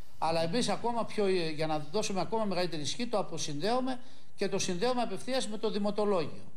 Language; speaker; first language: Greek; native; Greek